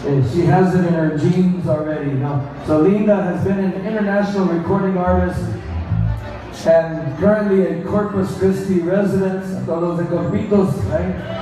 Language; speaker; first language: English; early bilingual, other home language; Spanish